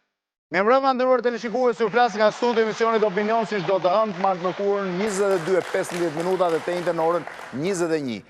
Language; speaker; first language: Albanian; native; Albanian